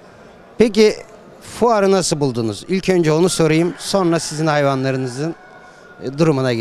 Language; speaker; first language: Turkish; native; Turkish